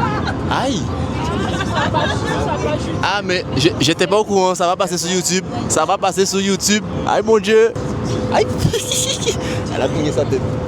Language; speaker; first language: French; native; French